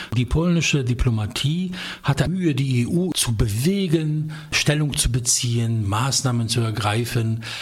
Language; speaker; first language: German; non-native, fluent; Polish